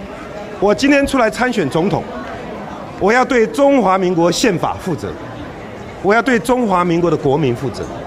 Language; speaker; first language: Chinese; native; Chinese